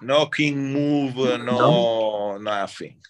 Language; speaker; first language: English; non-native, learner; Italian